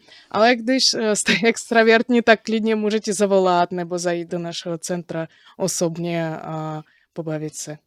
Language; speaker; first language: Czech; non-native, fluent; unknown